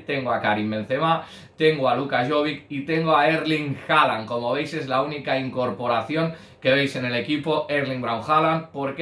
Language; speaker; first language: Spanish; native; Spanish